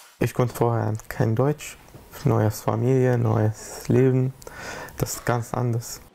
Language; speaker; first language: German; non-native, learner; Arabic